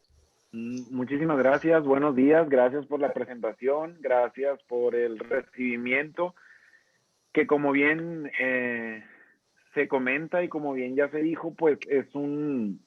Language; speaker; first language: Spanish; native; Spanish